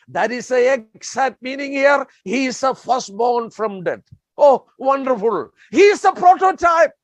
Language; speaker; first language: English; non-native, local second language; Malayalam